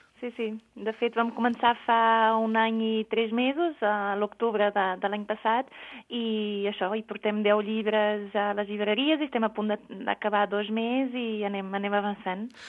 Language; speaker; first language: Catalan; non-native, fluent; Portuguese